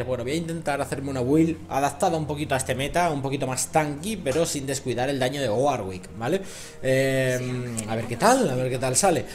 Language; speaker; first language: Spanish; native; Spanish